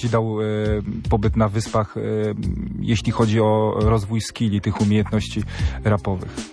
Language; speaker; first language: Polish; native; Polish